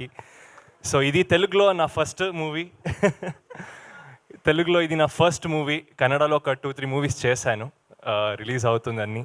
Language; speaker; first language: Telugu; non-native, learner; Kannada